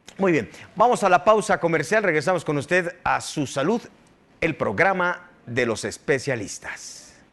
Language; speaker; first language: Spanish; native; Spanish